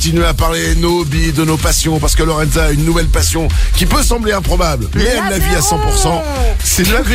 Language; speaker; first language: French; native; French